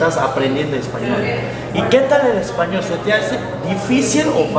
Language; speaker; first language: Spanish; non-native, fluent; Korean